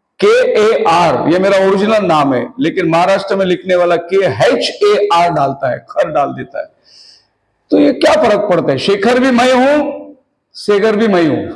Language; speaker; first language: Hindi; non-native, local second language; Tamil